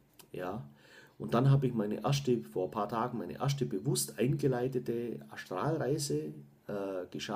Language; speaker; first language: German; native; German